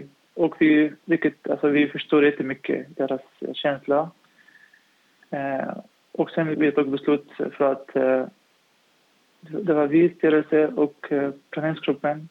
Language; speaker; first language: Swedish; non-native, fluent; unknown